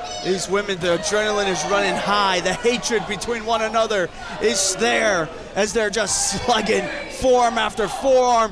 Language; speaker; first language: English; native; English